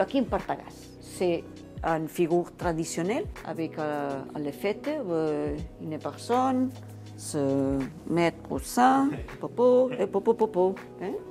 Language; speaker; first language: French; non-native, learner; Catalan